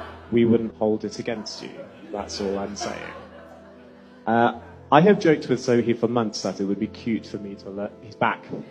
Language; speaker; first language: English; native; English